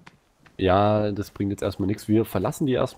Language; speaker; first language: German; native; German